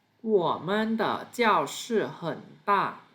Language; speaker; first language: Chinese; non-native, fluent; Thai